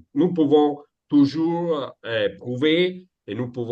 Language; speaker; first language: French; non-native, learner; Italian